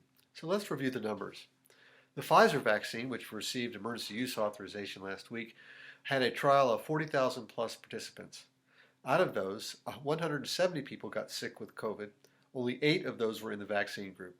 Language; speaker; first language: English; native; English